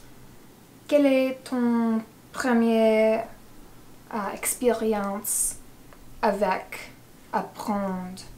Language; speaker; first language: French; non-native, learner; English